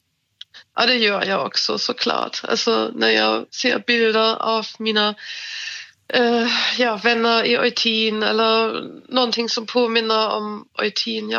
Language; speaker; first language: Swedish; non-native, fluent; German